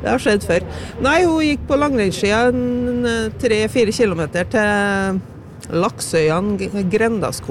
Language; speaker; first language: Norwegian; native; Norwegian